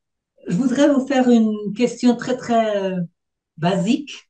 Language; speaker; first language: French; non-native, fluent; Spanish